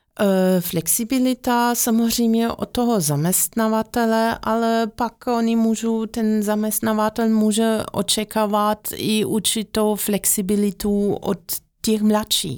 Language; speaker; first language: Czech; non-native, fluent; German